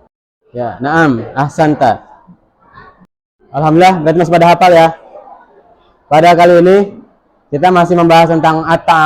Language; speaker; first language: Indonesian; native; Indonesian